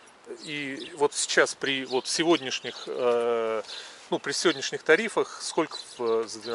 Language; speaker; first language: Russian; native; Russian